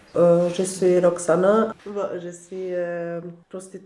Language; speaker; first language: French; non-native, learner; Albanian